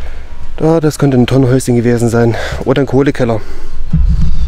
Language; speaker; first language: German; native; German